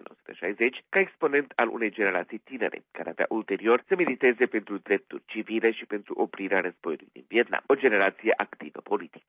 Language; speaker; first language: Romanian; native; Romanian